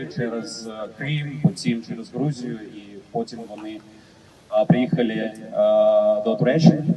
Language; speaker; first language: Ukrainian; non-native, learner; Russian